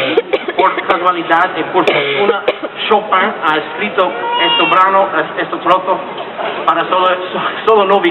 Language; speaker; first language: Spanish; non-native, fluent; Italian